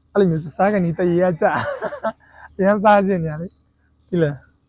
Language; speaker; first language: Burmese; native; Burmese